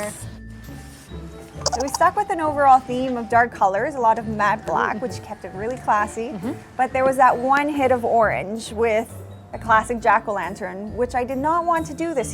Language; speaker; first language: English; native; English